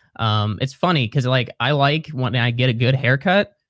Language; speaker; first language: English; native; English